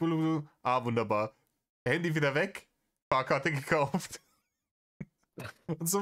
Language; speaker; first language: German; native; German